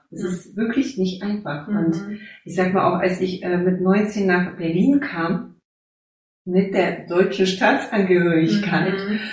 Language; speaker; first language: German; early bilingual, heritage; German